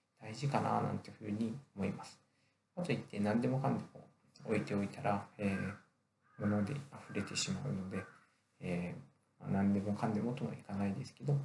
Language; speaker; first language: Japanese; native; Japanese